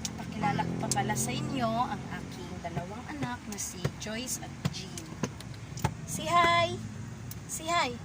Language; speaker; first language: Filipino; non-native, local second language; Cebuano